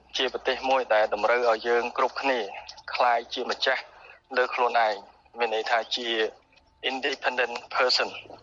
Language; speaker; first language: Khmer; native; Khmer